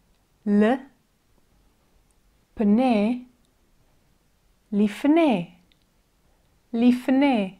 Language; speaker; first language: Hebrew; non-native, fluent; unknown